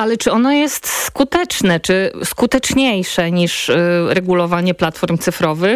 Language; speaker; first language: Polish; native; Polish